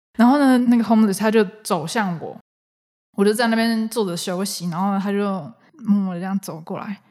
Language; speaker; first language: Chinese; native; Chinese